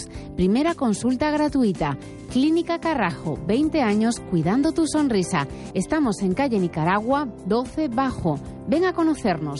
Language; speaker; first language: Spanish; native; Spanish